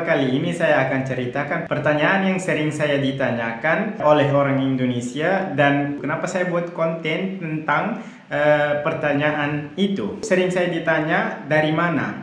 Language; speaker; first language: Indonesian; non-native, fluent; Arabic